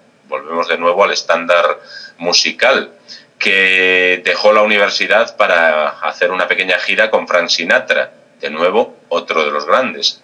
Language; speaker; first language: Spanish; native; Spanish